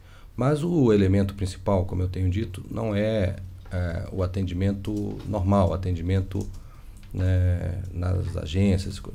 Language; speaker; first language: Portuguese; native; Portuguese